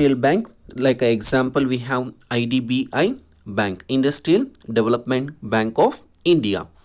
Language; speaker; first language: English; non-native, local second language; Kannada